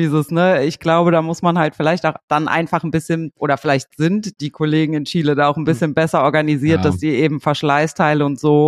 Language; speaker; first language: German; native; German